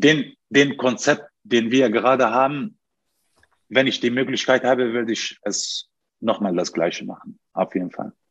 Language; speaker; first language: German; non-native, learner; Turkish